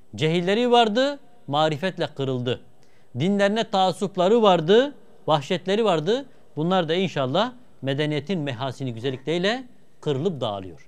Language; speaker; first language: Turkish; native; Turkish